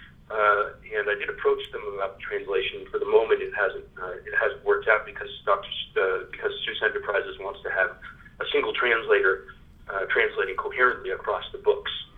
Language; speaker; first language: English; early bilingual, other home language; French